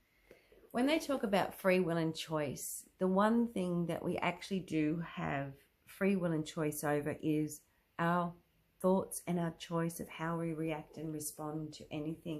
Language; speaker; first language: English; native; English